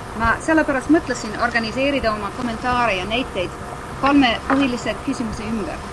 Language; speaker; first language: Estonian; non-native, fluent; English